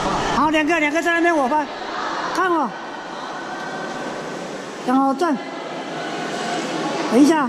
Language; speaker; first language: Chinese; native; Chinese